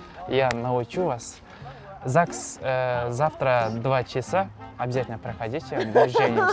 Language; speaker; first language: Russian; non-native, local second language; Kazakh